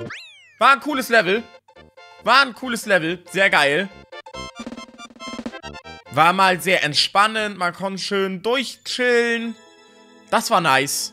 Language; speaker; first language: German; native; German